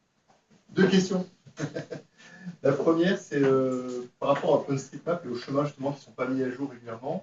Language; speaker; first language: French; native; French